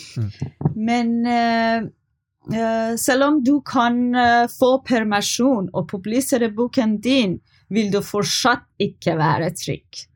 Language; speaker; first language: Norwegian; non-native, learner; Persian